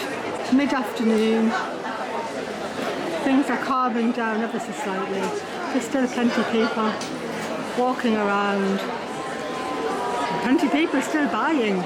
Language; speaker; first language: English; native; English